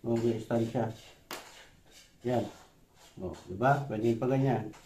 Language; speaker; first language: Filipino; native; Filipino